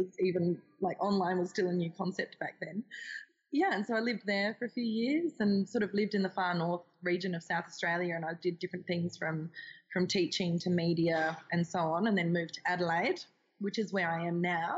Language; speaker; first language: English; native; English